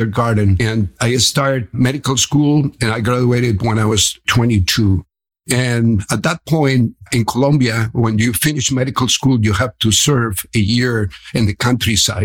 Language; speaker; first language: English; non-native, fluent; Spanish